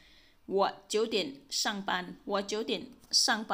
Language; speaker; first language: Chinese; non-native, fluent; Thai